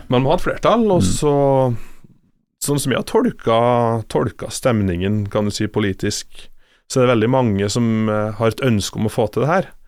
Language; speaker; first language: Norwegian; native; Norwegian